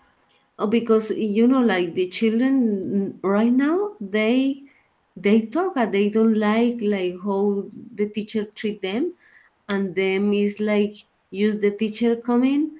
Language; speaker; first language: English; non-native, learner; Spanish